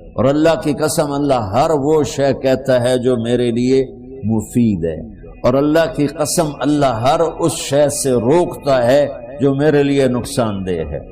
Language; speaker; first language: Urdu; non-native, local second language; Punjabi